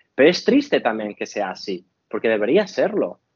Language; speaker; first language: Spanish; non-native, fluent; Portuguese